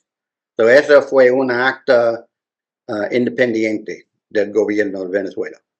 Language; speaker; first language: Spanish; non-native, learner; English